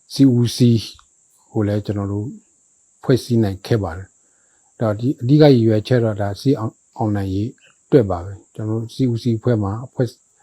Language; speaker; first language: Burmese; non-native, local second language; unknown